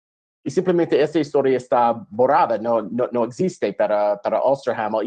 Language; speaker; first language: Spanish; non-native, fluent; English